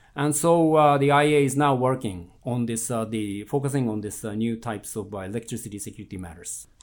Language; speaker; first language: English; non-native, fluent; Japanese